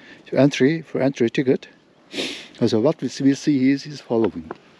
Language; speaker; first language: English; non-native, learner; Turkish